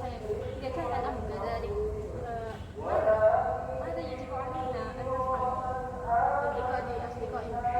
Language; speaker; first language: Arabic; non-native, learner; Indonesian